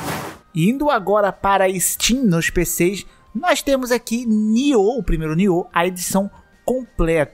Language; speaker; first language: Portuguese; native; Portuguese